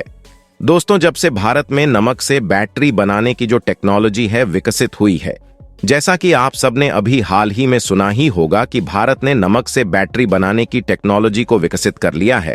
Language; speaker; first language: Hindi; native; Hindi